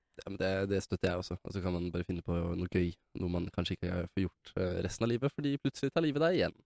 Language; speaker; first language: Norwegian; native; Norwegian